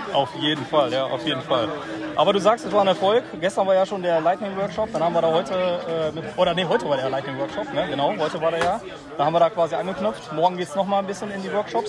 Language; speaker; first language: German; native; German